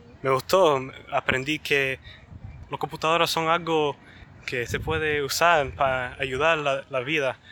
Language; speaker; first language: Spanish; early bilingual, heritage; Spanish